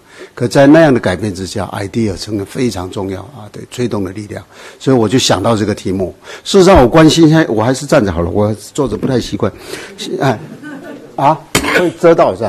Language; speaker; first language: Chinese; native; Chinese